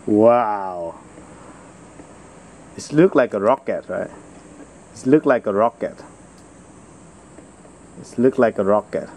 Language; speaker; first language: English; non-native, fluent; Vietnamese